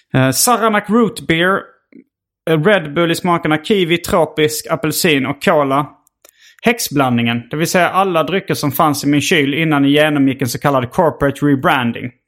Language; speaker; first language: Swedish; native; Swedish